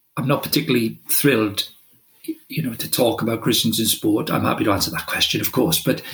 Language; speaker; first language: English; non-native, local second language; Welsh